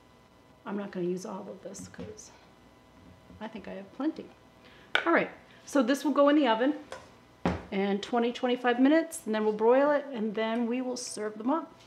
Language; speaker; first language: English; native; English